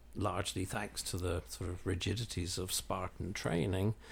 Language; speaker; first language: English; native; English